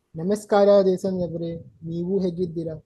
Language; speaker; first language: Kannada; non-native, learner; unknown